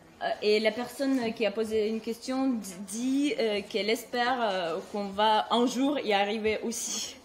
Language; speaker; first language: French; non-native, fluent; Russian